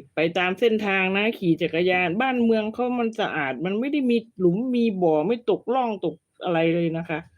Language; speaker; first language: Thai; native; Thai